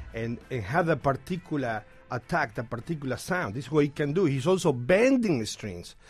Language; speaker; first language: English; non-native, fluent; Spanish